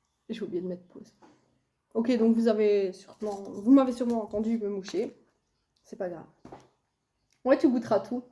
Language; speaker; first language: French; native; French